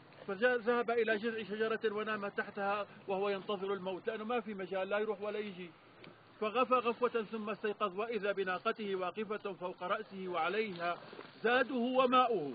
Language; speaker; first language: Arabic; native; Arabic